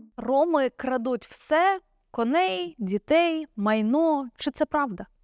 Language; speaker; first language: Ukrainian; native; Ukrainian